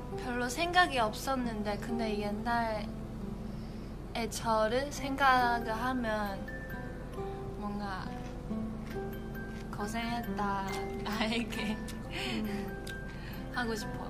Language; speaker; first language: Korean; non-native, fluent; Chinese